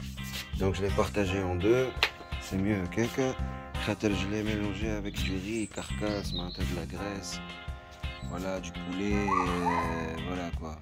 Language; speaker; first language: French; non-native, local second language; Arabic